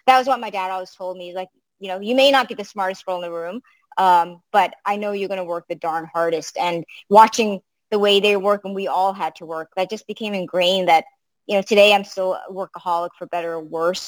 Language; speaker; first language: English; early bilingual, other home language; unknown